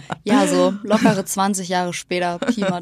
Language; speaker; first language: German; native; German